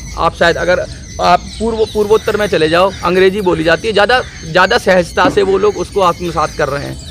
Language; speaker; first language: Hindi; native; Hindi